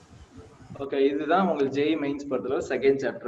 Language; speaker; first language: Tamil; native; Tamil